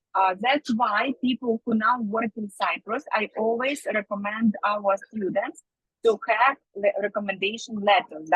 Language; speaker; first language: English; non-native, fluent; Ukrainian